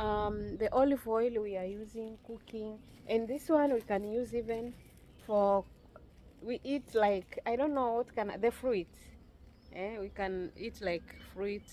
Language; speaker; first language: English; non-native, learner; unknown